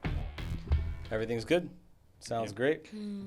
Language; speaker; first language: English; native; English